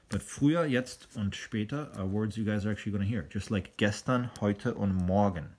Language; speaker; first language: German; non-native, fluent; English